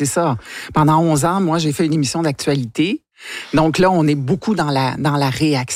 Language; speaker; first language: French; native; French